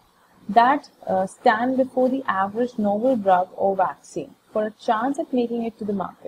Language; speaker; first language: English; non-native, local second language; Hindi